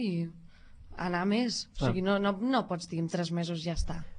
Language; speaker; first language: Catalan; native; Catalan